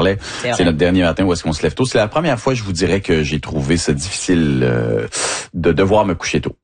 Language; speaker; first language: French; native; French